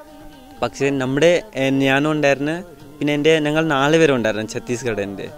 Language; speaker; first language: Malayalam; early bilingual, other home language; Hindi